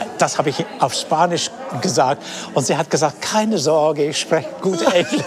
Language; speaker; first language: German; non-native, fluent; English